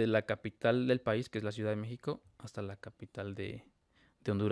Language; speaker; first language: Spanish; native; Spanish